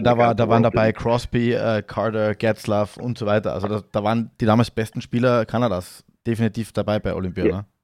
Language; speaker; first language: German; native; German